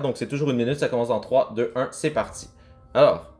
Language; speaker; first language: French; native; French